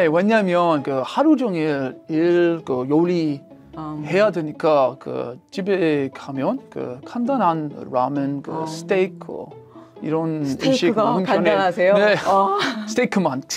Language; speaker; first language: Korean; non-native, learner; English